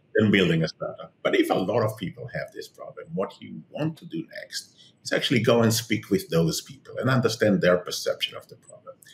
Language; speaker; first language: English; non-native, fluent; Hebrew